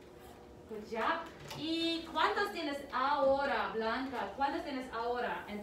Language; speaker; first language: Spanish; early bilingual, heritage; Spanish